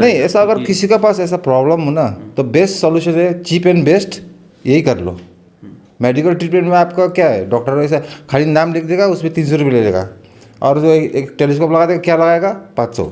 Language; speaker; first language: Hindi; non-native, learner; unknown